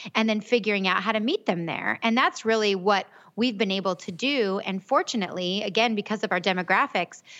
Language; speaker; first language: English; native; English